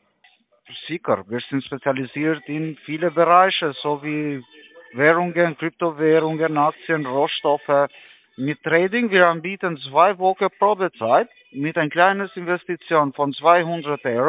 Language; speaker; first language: German; non-native, learner; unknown